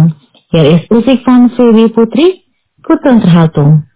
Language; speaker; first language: German; non-native, fluent; Indonesian